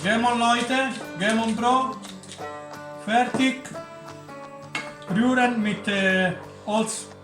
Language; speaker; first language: German; non-native, learner; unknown